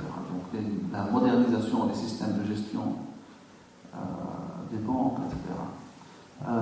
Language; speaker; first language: French; non-native, local second language; Arabic